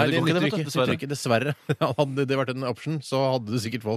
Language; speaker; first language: Norwegian; native; Norwegian